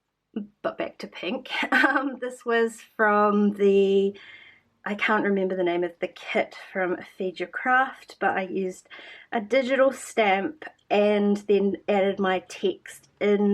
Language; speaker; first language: English; native; English